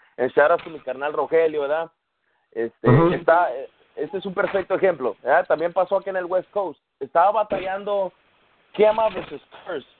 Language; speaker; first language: Spanish; early bilingual, heritage; Spanish